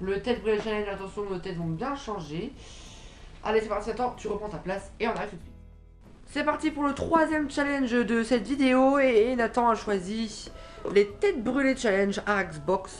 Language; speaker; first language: French; native; French